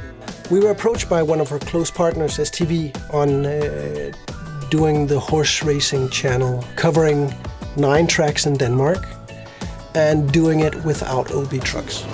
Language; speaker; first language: English; non-native, fluent; Danish